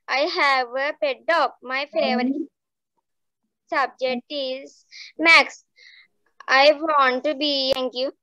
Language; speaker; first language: English; non-native, learner; Sinhala